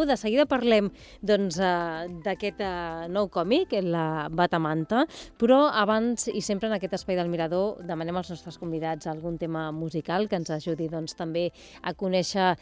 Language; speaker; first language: Catalan; native; Catalan